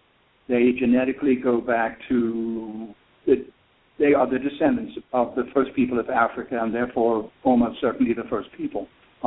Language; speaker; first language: English; native; English